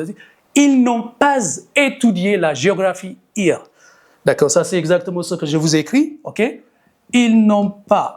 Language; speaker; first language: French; non-native, fluent; Amharic